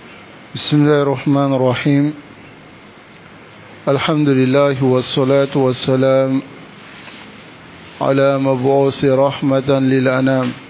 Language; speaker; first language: Arabic; non-native, fluent; French